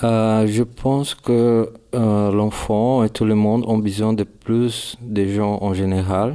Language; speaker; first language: French; non-native, learner; Portuguese